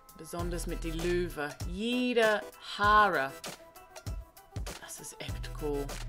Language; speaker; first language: German; non-native, learner; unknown